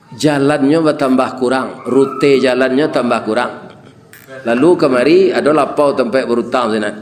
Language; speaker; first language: Malay; non-native, local second language; Minangkabau